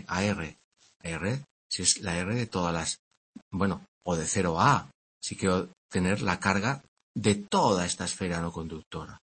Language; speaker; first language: Spanish; native; Spanish